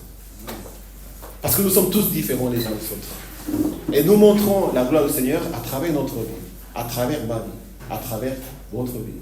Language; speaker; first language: French; non-native, fluent; Korean